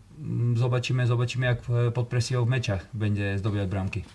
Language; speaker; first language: Polish; non-native, learner; Slovak